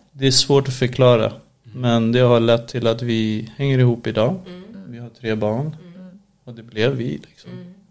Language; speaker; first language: Swedish; native; Swedish